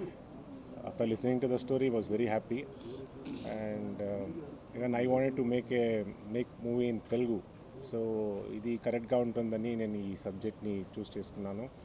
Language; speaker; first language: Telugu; non-native, local second language; Kannada